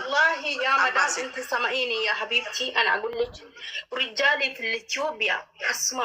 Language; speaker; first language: Arabic; non-native, learner; Oromo